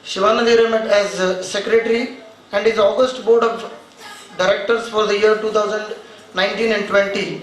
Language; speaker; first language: English; non-native, local second language; Marathi